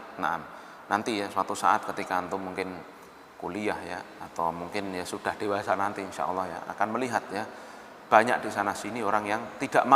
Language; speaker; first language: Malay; non-native, local second language; Javanese